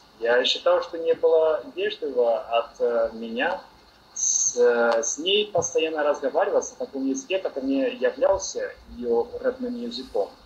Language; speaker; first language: Russian; non-native, learner; Portuguese